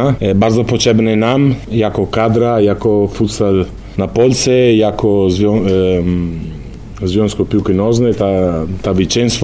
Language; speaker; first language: Polish; non-native, learner; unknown